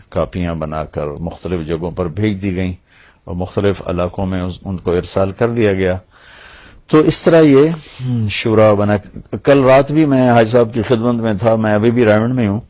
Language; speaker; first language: Urdu; non-native, local second language; Punjabi